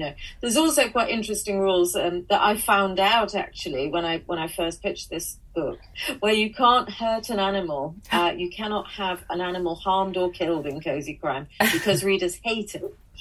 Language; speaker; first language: English; native; English